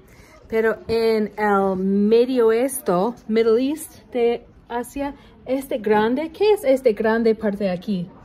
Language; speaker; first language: Spanish; non-native, learner; English